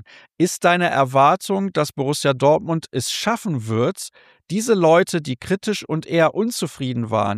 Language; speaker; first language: German; native; German